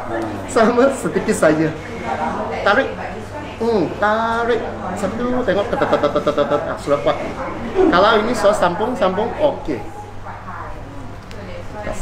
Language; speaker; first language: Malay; non-native, local second language; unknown